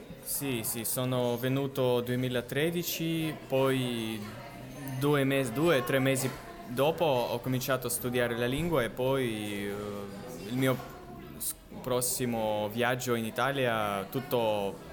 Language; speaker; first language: Italian; non-native, fluent; Russian